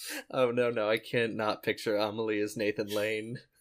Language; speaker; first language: English; native; English